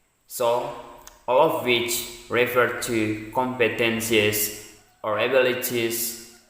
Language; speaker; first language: English; non-native, learner; Indonesian